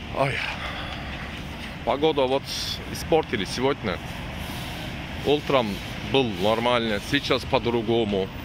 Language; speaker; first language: Russian; non-native, learner; Turkish